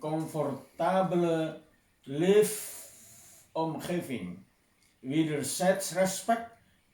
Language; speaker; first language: Dutch; non-native, fluent; Indonesian